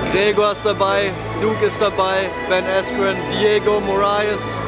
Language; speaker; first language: German; native; German